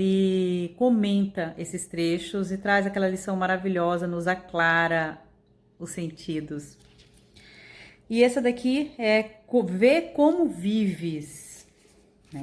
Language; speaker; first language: Portuguese; native; Portuguese